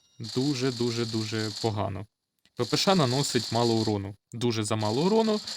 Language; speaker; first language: Ukrainian; non-native, local second language; Russian